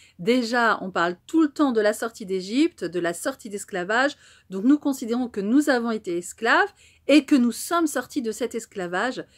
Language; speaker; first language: French; native; French